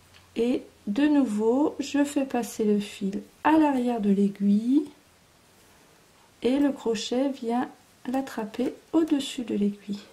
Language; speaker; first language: French; native; French